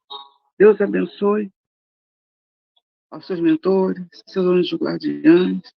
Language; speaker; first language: Portuguese; native; Portuguese